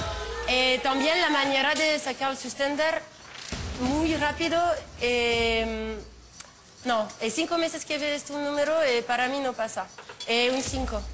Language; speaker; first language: Spanish; non-native, learner; French